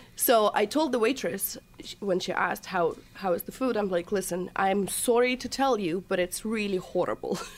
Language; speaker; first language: English; non-native, fluent; Russian